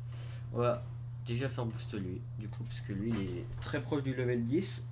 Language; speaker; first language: French; native; French